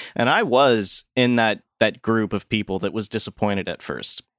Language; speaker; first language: English; native; English